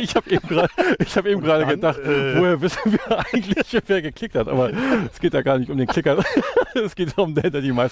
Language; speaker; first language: German; native; German